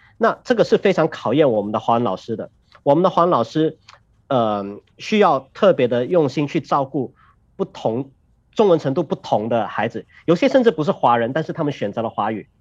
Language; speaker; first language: Chinese; native; Chinese